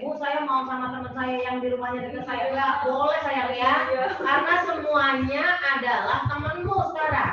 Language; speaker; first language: Indonesian; native; Indonesian